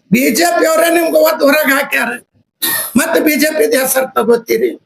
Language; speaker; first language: Kannada; non-native, local second language; Urdu